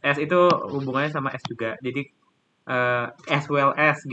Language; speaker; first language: English; non-native, fluent; Indonesian